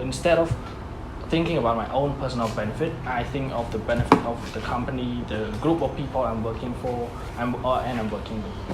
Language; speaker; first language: English; non-native, fluent; Khmer